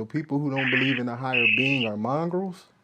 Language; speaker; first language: English; native; English